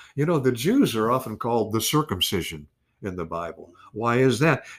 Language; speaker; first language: English; native; English